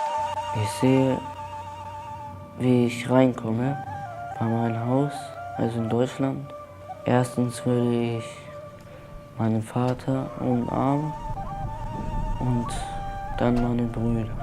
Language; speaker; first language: German; early bilingual, other home language; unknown